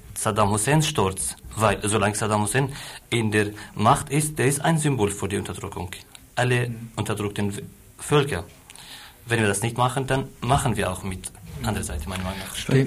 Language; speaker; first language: German; non-native, fluent; Arabic